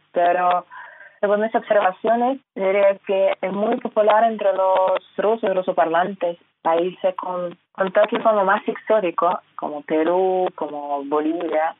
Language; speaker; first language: Spanish; non-native, fluent; Russian